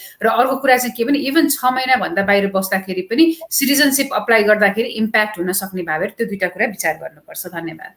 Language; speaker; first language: Nepali; native; Nepali